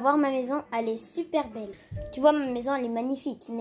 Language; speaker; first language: French; native; French